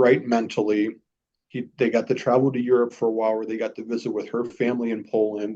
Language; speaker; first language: English; native; English